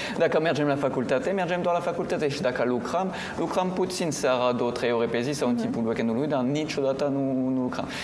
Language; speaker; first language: Romanian; non-native, fluent; French